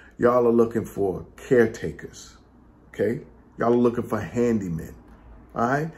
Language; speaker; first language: English; native; English